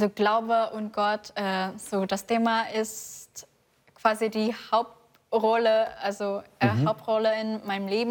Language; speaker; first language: German; non-native, fluent; Indonesian